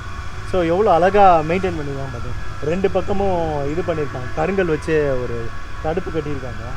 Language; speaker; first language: Tamil; native; Tamil